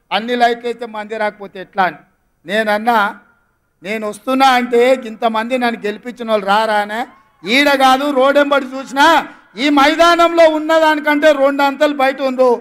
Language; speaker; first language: Telugu; native; Telugu